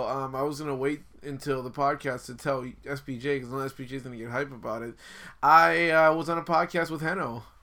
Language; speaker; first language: English; native; English